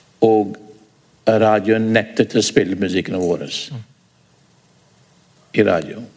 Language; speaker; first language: Norwegian; non-native, fluent; English